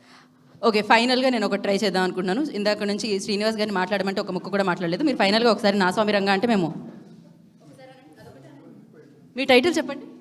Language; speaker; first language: Telugu; native; Telugu